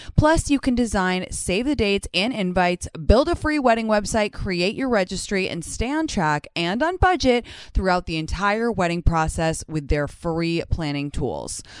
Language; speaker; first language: English; native; English